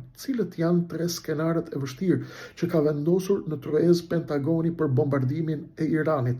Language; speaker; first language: Albanian; native; Albanian